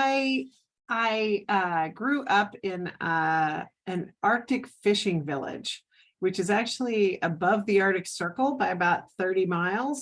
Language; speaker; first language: English; native; English